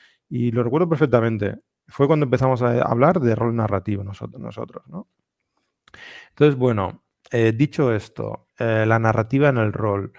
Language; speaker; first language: Spanish; native; Spanish